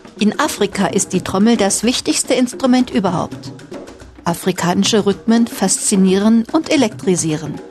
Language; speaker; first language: German; native; German